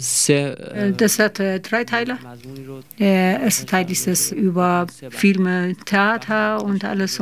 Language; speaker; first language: German; non-native, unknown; Persian